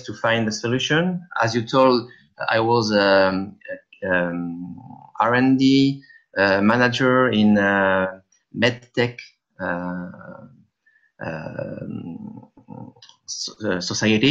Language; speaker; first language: English; non-native, fluent; French